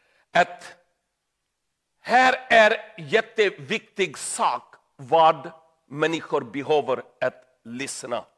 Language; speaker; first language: Swedish; non-native, learner; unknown